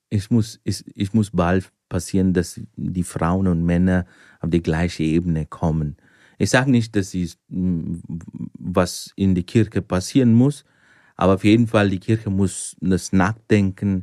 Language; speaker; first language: German; non-native, fluent; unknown